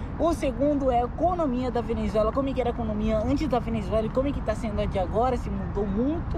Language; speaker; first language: Portuguese; non-native, fluent; Spanish